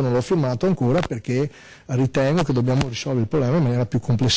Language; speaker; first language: Italian; native; Italian